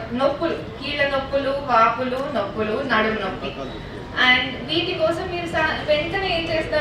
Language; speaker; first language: Telugu; native; Telugu